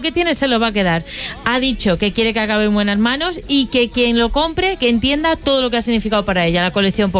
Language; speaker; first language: Spanish; native; Spanish